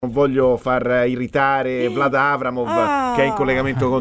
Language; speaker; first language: Italian; native; Italian